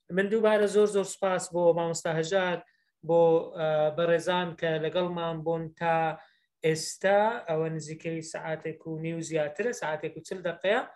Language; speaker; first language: Central Kurdish; native; Central Kurdish